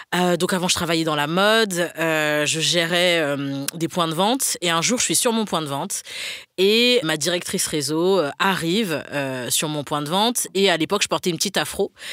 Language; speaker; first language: French; native; French